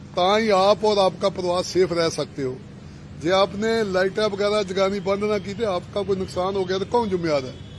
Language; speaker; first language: Hindi; non-native, local second language; Punjabi